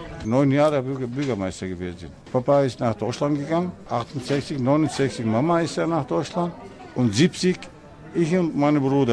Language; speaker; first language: German; non-native, learner; Turkish